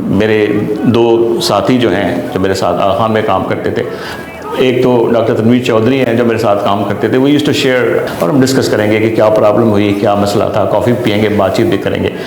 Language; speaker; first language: Urdu; non-native, local second language; Sindhi